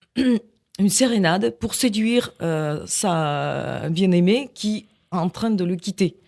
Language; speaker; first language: French; non-native, fluent; Russian